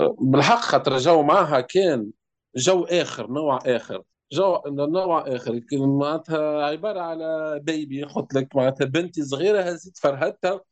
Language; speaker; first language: Arabic; native; Arabic